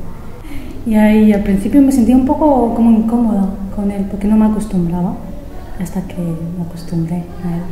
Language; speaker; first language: Spanish; early bilingual, other home language; Arabic